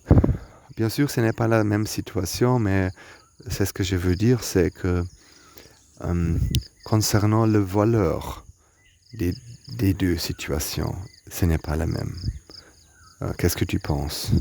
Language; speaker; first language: French; non-native, learner; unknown